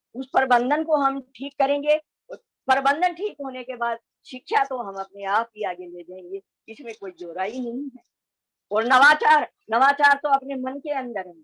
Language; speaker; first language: Hindi; native; Hindi